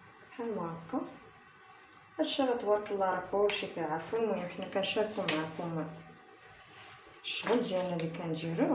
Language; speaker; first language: Arabic; native; Arabic